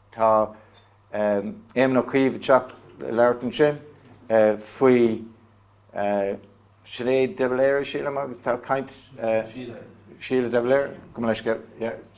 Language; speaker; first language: Irish; non-native, local second language; English